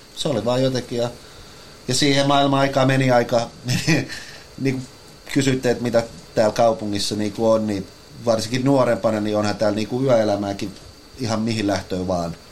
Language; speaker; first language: English; non-native, fluent; Finnish